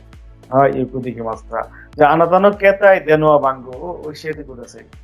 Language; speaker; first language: Japanese; non-native, fluent; Bangla